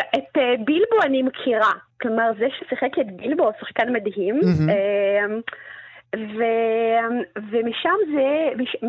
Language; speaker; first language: Hebrew; early bilingual, other home language; Russian